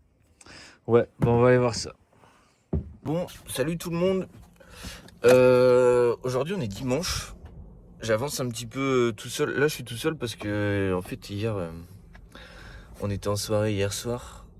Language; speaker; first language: French; native; French